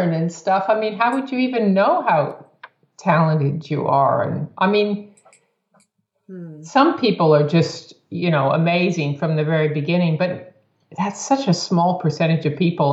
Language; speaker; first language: English; native; English